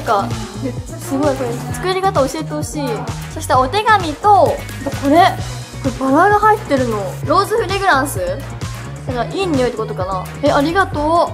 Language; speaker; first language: Japanese; native; Japanese